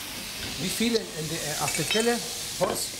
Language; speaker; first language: German; non-native, fluent; Spanish